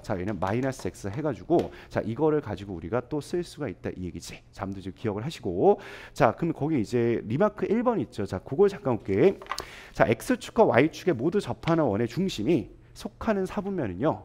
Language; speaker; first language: Korean; native; Korean